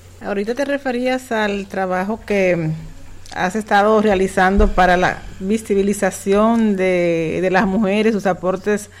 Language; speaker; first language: Spanish; native; Spanish